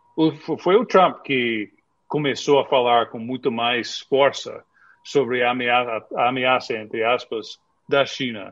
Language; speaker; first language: Portuguese; non-native, fluent; English